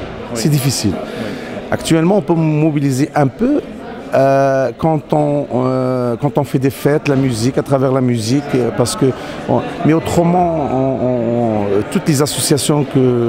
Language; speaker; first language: French; non-native, local second language; Arabic